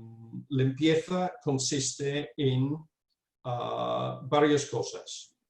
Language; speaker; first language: Spanish; non-native, fluent; English